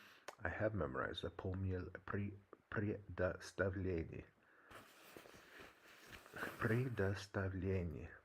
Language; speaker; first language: Russian; non-native, learner; English